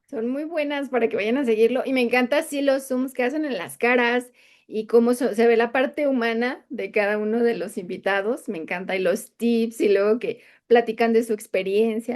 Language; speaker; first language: Spanish; native; Spanish